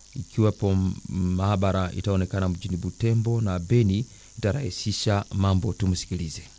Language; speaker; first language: Swahili; non-native, local second language; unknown